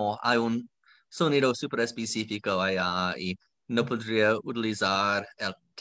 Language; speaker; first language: Spanish; non-native, fluent; English